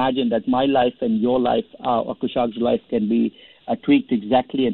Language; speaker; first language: English; non-native, local second language; Hindi